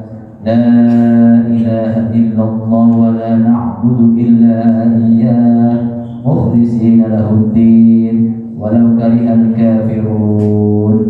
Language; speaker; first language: Indonesian; native; Indonesian